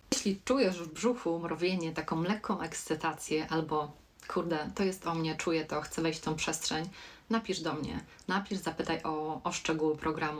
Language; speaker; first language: Polish; native; Polish